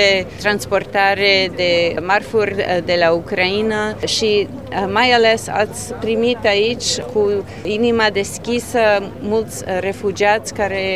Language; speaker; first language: Romanian; non-native, fluent; English